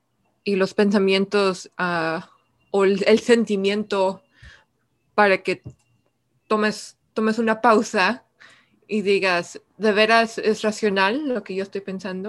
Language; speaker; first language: Spanish; early bilingual, heritage; Spanish